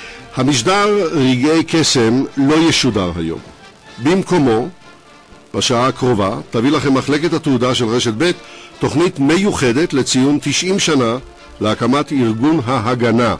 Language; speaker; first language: Hebrew; native; Hebrew